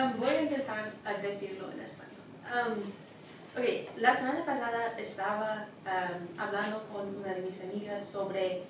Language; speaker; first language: Spanish; non-native, learner; English